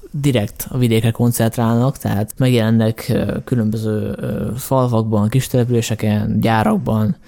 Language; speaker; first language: Hungarian; native; Hungarian